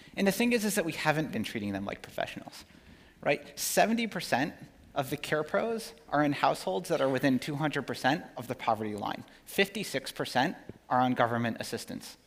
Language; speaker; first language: English; native; English